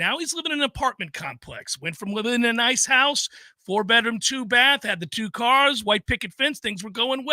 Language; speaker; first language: English; native; English